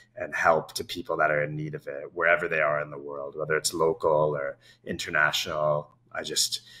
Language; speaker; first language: English; native; English